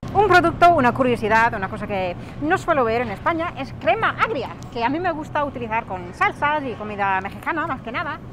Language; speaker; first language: Spanish; non-native, fluent; English